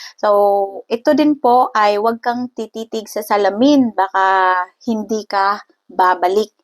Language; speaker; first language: Filipino; non-native, local second language; Cebuano